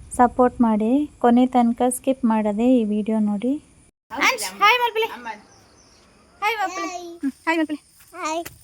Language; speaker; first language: Kannada; non-native, local second language; Tulu